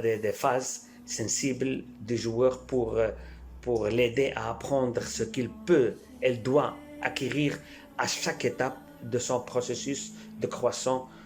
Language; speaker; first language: French; non-native, fluent; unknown